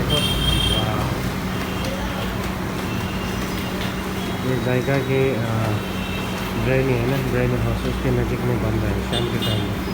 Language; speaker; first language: Hindi; non-native, local second language; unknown